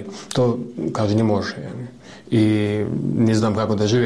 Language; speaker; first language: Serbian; non-native, learner; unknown